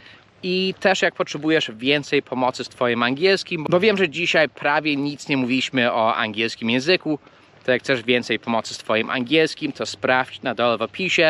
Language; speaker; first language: Polish; early bilingual, heritage; Polish